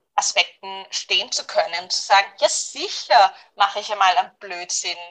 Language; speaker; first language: German; non-native, fluent; English